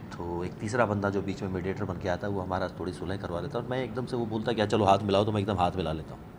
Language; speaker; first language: Hindi; native; Hindi